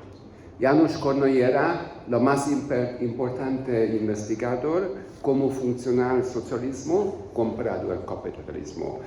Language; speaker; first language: Spanish; non-native, learner; Hungarian